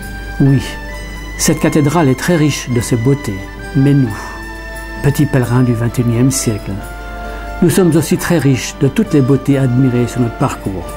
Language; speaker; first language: French; native; French